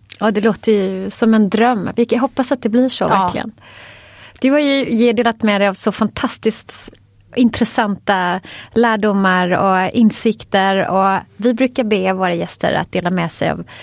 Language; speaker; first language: Swedish; native; Swedish